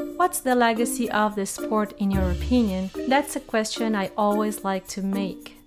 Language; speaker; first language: English; non-native, fluent; Portuguese